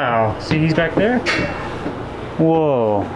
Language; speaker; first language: English; native; English